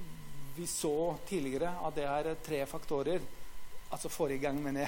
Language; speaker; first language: Norwegian; non-native, fluent; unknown